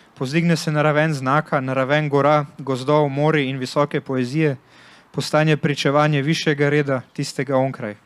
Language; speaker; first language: Slovenian; early bilingual, other home language; Bosnian